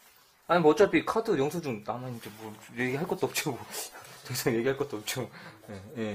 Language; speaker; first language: Korean; native; Korean